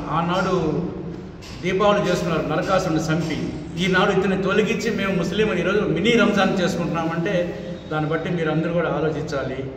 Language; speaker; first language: Telugu; non-native, local second language; Urdu